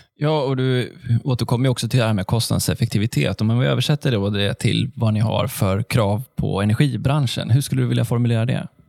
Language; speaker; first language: Swedish; native; Swedish